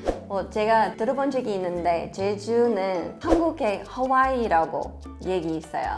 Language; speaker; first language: Korean; non-native, fluent; English